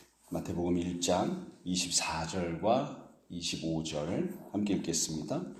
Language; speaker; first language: Korean; native; Korean